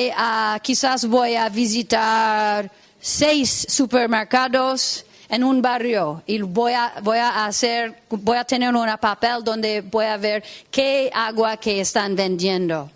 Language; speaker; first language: Spanish; non-native, fluent; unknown